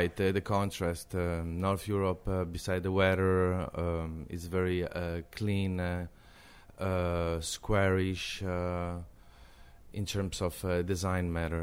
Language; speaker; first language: English; non-native, fluent; Italian